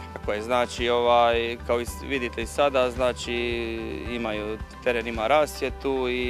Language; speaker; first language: Croatian; native; Croatian